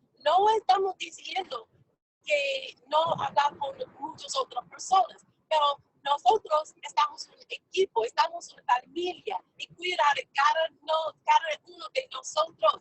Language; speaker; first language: Spanish; non-native, fluent; English